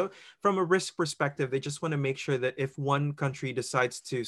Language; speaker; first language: English; non-native, local second language; Filipino